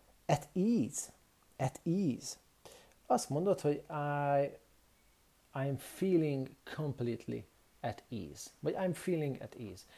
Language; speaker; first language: English; non-native, fluent; Hungarian